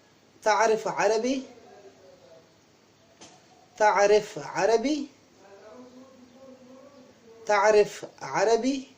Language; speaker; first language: Arabic; non-native, fluent; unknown